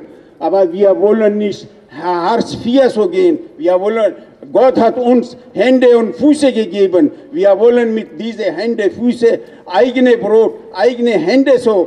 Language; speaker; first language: German; non-native, learner; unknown